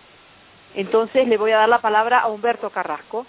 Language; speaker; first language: Spanish; native; Spanish